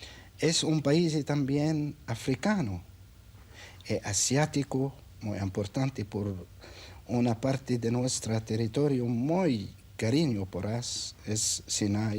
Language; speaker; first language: Spanish; non-native, fluent; Arabic